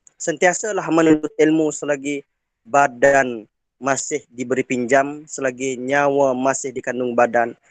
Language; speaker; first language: Malay; non-native, local second language; Iban